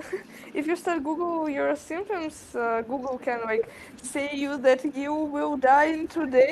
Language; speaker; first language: English; non-native, learner; Russian